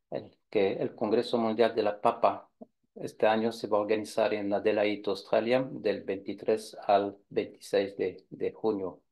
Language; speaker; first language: Spanish; non-native, fluent; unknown